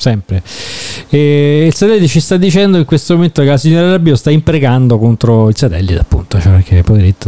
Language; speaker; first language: Italian; native; Italian